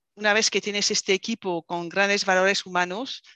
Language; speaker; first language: Spanish; non-native, fluent; French